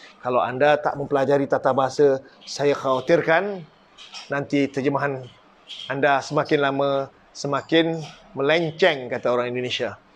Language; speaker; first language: Malay; native; Malay